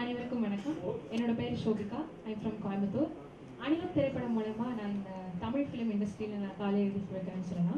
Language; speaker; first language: Tamil; native; Tamil